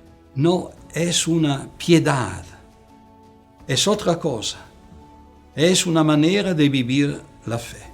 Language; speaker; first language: Spanish; non-native, fluent; Italian